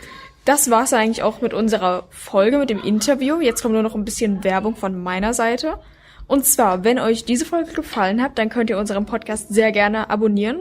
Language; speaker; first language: German; native; German